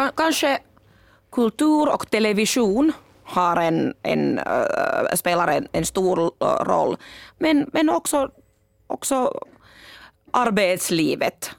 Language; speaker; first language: Swedish; non-native, local second language; Finnish